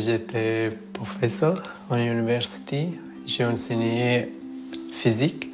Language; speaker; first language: French; non-native, learner; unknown